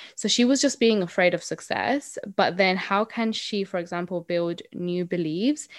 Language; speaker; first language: English; non-native, fluent; Spanish